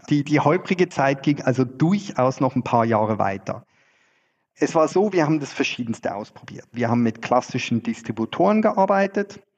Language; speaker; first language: German; native; German